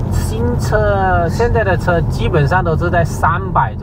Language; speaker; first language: Chinese; native; Chinese